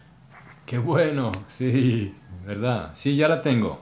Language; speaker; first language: Spanish; non-native, learner; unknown